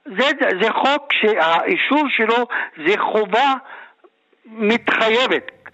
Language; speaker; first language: Hebrew; non-native, local second language; Arabic